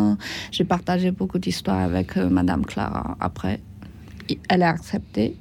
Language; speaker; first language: French; non-native, learner; Chinese